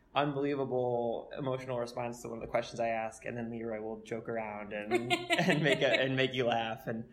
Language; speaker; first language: English; native; English